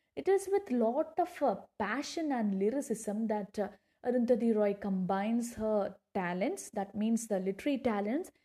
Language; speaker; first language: English; non-native, local second language; Malayalam